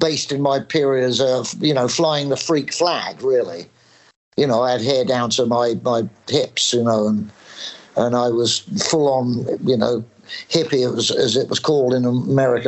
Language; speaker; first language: English; native; English